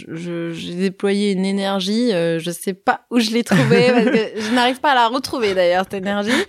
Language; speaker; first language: French; early bilingual, other home language; Arabic